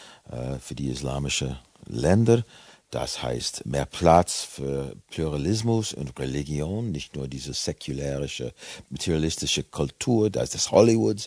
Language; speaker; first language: German; non-native, fluent; English